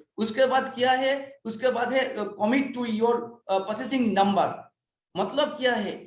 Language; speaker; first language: Hindi; non-native, local second language; Bangla